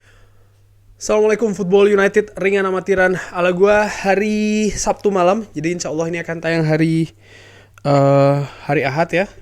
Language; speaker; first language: Indonesian; native; Indonesian